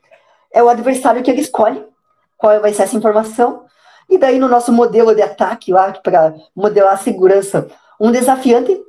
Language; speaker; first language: Portuguese; native; Portuguese